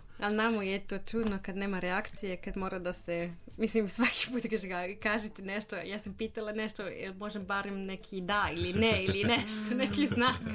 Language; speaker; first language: Croatian; non-native, learner; German